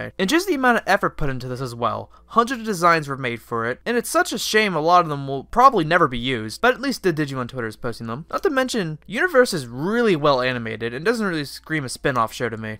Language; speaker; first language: English; native; English